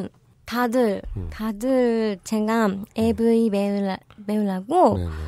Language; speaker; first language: Korean; non-native, learner; Japanese